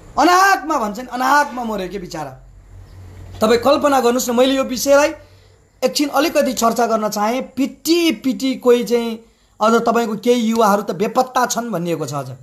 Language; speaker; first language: Nepali; native; Nepali